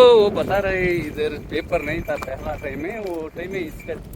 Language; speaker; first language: Hindi; non-native, local second language; Kannada